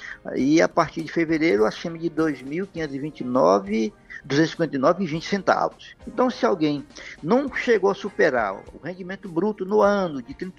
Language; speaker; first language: Portuguese; native; Portuguese